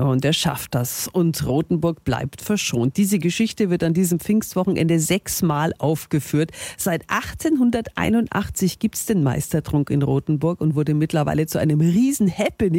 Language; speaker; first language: German; native; German